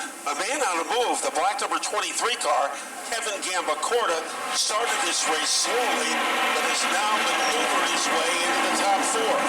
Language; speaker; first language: English; native; English